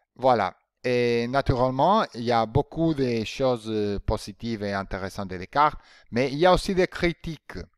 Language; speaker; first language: French; non-native, fluent; Spanish